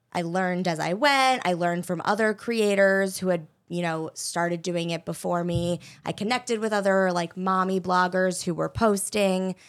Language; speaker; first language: English; native; English